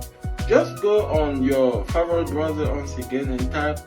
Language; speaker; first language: English; non-native, fluent; French